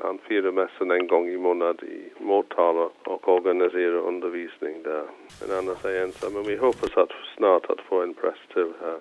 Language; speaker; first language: Swedish; non-native, fluent; English